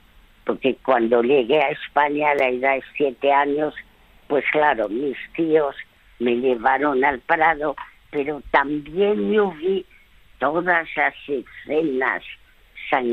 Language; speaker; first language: Spanish; early bilingual, other home language; French